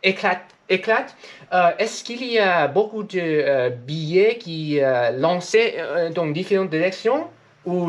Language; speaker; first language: French; non-native, learner; English